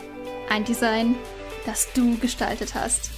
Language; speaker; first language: German; native; German